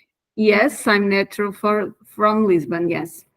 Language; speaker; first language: English; non-native, learner; Portuguese